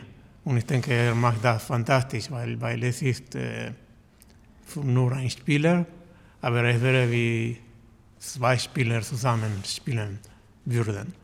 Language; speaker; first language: German; non-native, learner; Spanish